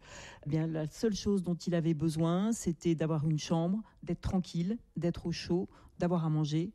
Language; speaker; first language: French; native; French